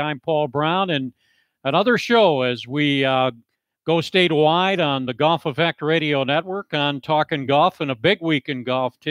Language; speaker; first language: English; native; English